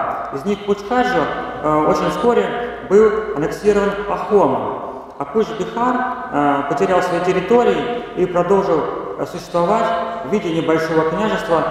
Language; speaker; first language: Russian; native; Russian